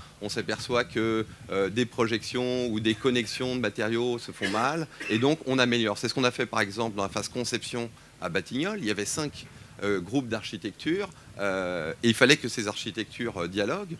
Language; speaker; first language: French; native; French